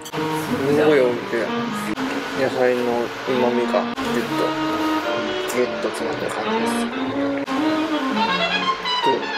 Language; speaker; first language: Japanese; native; Japanese